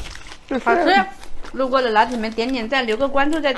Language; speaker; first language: Chinese; native; Chinese